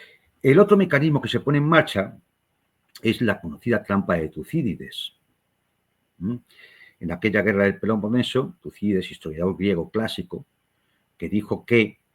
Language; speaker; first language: Spanish; native; Spanish